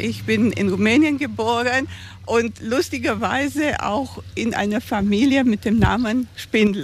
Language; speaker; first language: German; non-native, fluent; Romanian